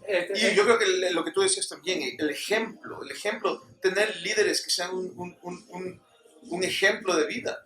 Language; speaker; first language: Spanish; native; Spanish